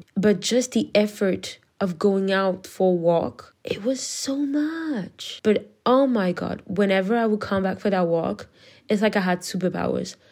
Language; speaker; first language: English; non-native, fluent; French